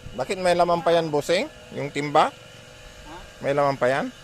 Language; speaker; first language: Filipino; non-native, local second language; Pangasinan